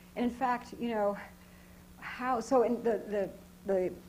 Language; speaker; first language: English; native; English